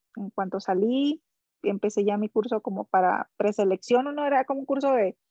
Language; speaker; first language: Spanish; native; Spanish